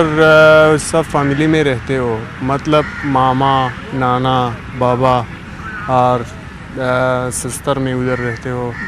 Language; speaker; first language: Hindi; non-native, learner; Persian